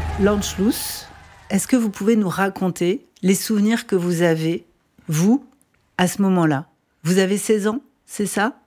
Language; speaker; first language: French; native; French